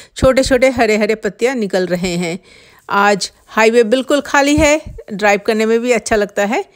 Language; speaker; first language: Hindi; non-native, local second language; Bangla